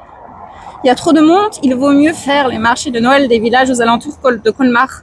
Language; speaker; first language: French; native; French